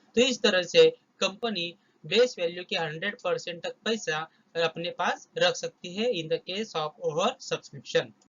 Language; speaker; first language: Hindi; non-native, local second language; Marathi